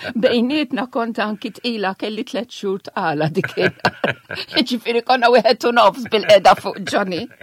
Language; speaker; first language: Maltese; non-native, local second language; Italian